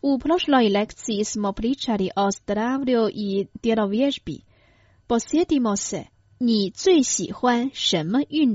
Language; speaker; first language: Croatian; non-native, fluent; Chinese